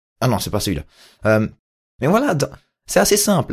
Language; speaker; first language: French; native; French